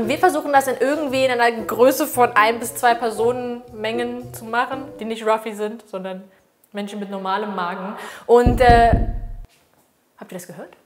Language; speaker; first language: German; native; German